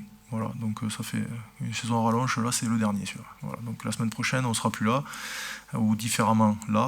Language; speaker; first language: French; native; French